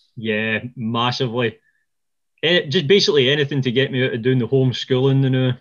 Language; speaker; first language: English; native; English